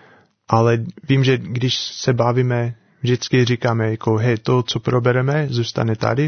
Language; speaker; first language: Czech; non-native, learner; English